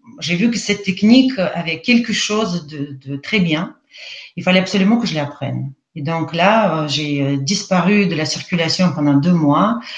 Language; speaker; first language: French; non-native, fluent; Russian